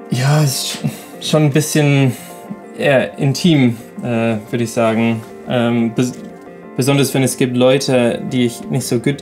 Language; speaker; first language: German; non-native, learner; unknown